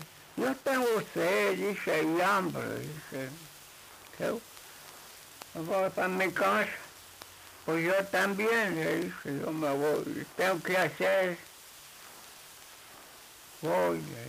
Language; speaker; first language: Spanish; non-native, local second language; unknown